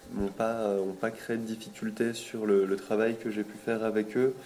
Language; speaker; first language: French; native; French